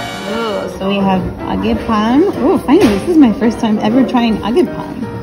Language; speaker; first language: English; native; English